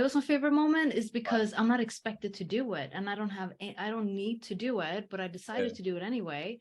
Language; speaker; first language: English; early bilingual, heritage; English